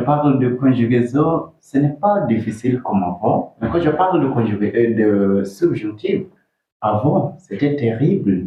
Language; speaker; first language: French; non-native, learner; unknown